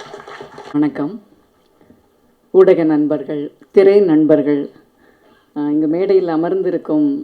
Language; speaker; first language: Tamil; native; Tamil